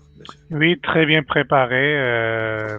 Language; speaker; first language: French; non-native, learner; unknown